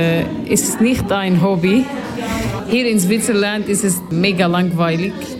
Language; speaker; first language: German; non-native, learner; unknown